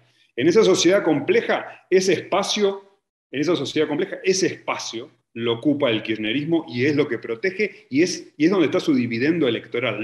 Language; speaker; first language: Spanish; native; Spanish